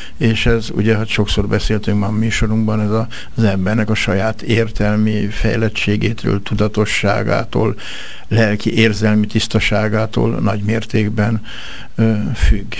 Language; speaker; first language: Hungarian; native; Hungarian